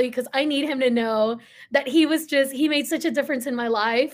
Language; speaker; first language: English; early bilingual, other home language; Spanish